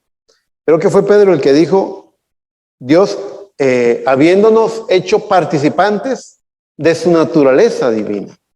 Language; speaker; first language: Spanish; native; Spanish